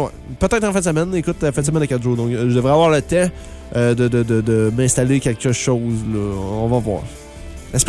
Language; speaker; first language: French; native; French